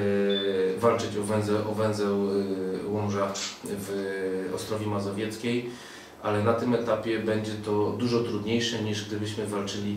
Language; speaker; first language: Polish; native; Polish